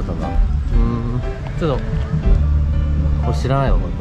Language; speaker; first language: Japanese; native; Japanese